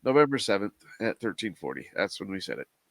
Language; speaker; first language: English; native; English